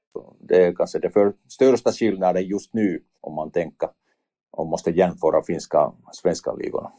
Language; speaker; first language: Swedish; non-native, learner; Finnish